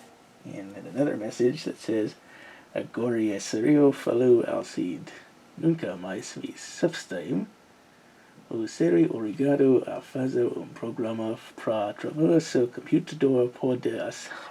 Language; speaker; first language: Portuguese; non-native, learner; English